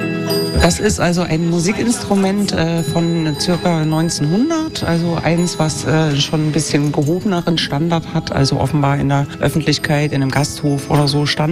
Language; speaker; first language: German; native; German